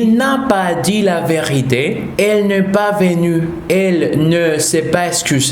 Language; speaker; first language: French; non-native, fluent; Spanish